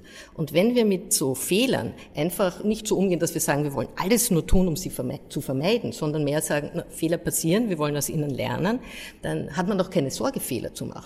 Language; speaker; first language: German; native; German